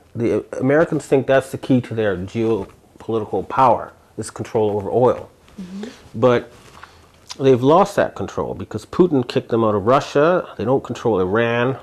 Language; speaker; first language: English; native; English